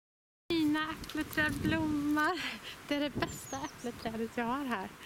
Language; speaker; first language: Swedish; non-native, learner; German